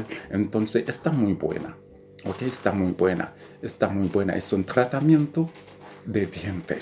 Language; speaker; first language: Spanish; non-native, learner; Haitian Creole